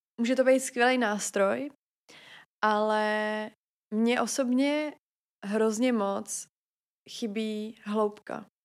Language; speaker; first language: Czech; native; Czech